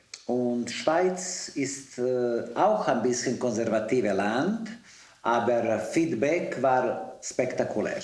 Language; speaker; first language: German; non-native, learner; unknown